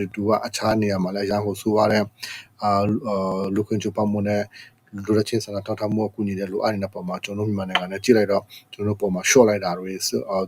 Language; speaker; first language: Burmese; non-native, local second language; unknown